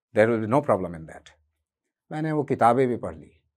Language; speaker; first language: Hindi; native; Hindi